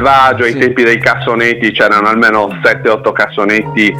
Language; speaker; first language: Italian; native; Italian